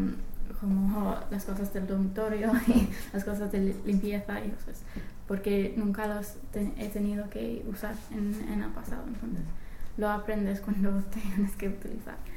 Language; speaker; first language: Spanish; non-native, fluent; English